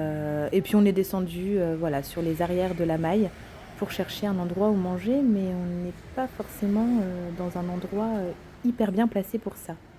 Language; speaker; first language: French; native; French